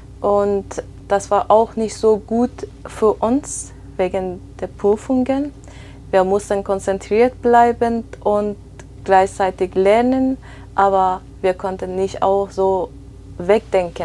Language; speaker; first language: German; non-native, fluent; Persian